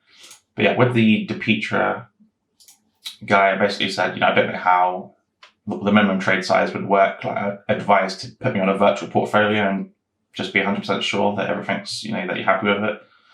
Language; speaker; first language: English; native; English